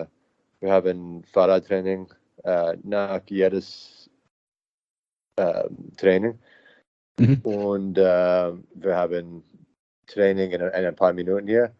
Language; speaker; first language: German; non-native, learner; English